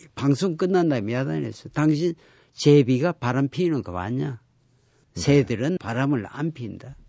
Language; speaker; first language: Korean; native; Korean